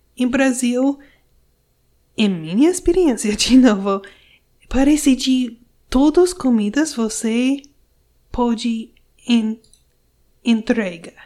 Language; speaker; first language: Portuguese; non-native, learner; English